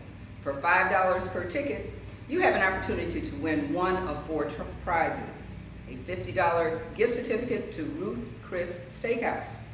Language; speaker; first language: English; native; English